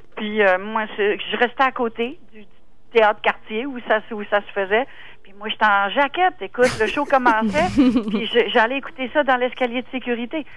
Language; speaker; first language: French; native; French